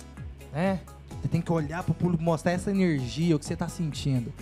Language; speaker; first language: Portuguese; native; Portuguese